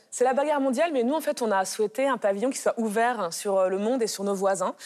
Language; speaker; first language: French; native; French